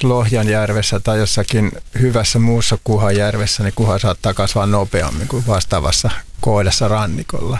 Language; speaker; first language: Finnish; native; Finnish